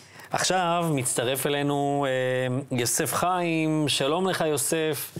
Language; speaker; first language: Hebrew; native; Hebrew